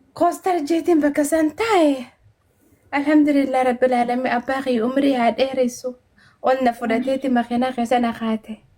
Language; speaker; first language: Oromo; early bilingual, heritage; Oromo